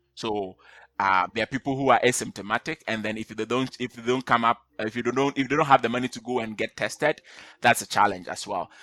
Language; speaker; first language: English; non-native, local second language; Akan